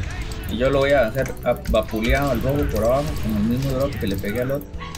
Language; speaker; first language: Spanish; native; Spanish